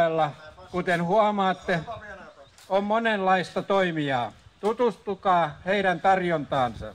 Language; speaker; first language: Finnish; native; Finnish